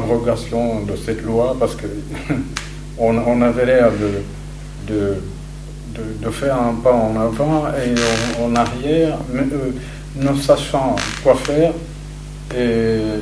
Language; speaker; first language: French; non-native, local second language; Kinyarwanda